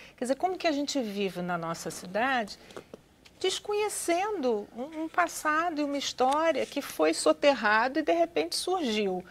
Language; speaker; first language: Portuguese; native; Portuguese